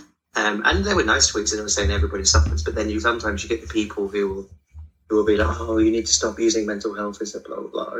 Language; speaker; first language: English; native; English